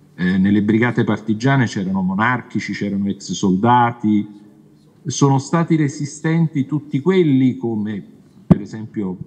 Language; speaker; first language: Italian; native; Italian